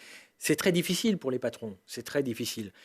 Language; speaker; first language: French; native; French